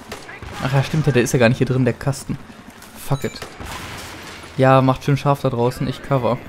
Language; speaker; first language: German; native; German